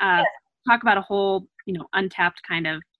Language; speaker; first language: English; native; English